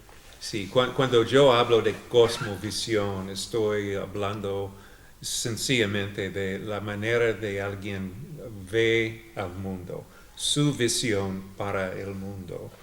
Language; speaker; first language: Spanish; non-native, fluent; English